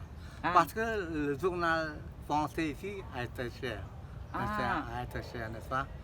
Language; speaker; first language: French; non-native, fluent; Khmer